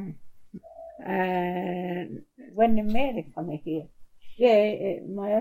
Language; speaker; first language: English; non-native, learner; Italian